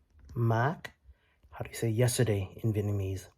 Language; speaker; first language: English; early bilingual, other home language; Vietnamese